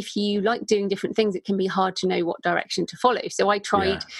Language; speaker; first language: English; native; English